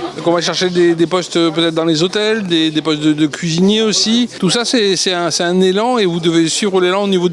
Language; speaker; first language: French; native; French